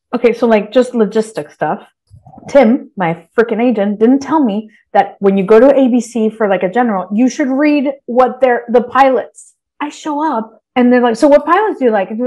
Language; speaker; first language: English; early bilingual, other home language; Spanish